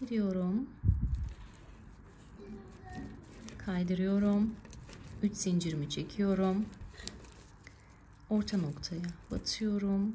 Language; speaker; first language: Turkish; native; Turkish